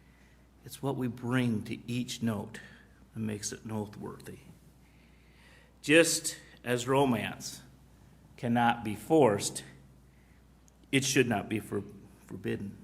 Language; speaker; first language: English; native; English